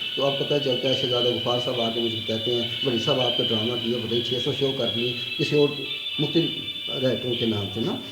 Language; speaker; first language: Urdu; non-native, local second language; Punjabi